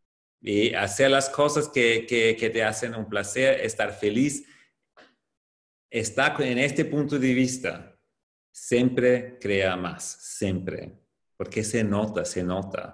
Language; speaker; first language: Spanish; non-native, fluent; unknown